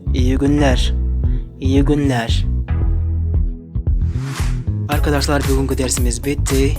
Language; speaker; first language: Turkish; non-native, fluent; Kyrgyz